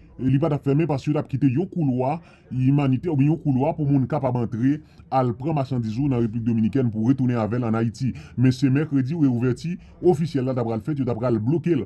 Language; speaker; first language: Haitian Creole; non-native, fluent; Spanish